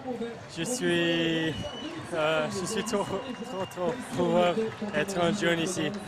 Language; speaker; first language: French; non-native, learner; English